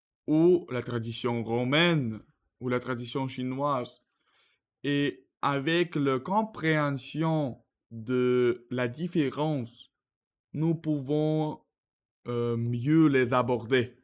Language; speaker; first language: French; non-native, learner; Russian